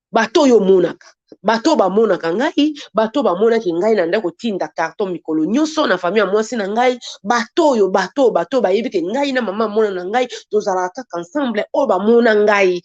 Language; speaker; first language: Lingala; native; Lingala